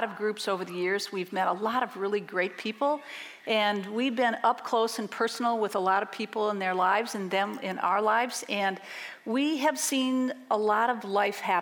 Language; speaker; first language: English; native; English